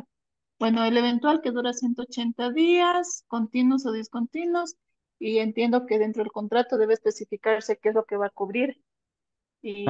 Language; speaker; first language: Spanish; native; Spanish